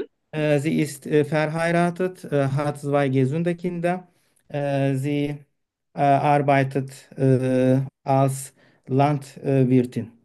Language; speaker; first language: German; non-native, learner; Turkish